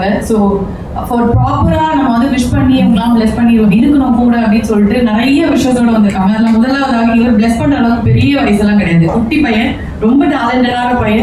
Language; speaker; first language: Tamil; native; Tamil